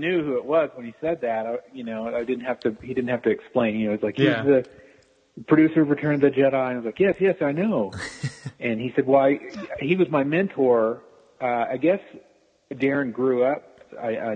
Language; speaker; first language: English; native; English